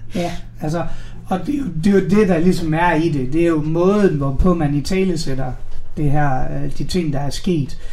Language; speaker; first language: Danish; native; Danish